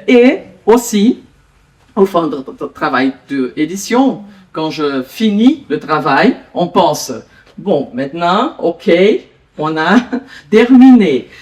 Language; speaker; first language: French; non-native, learner; Portuguese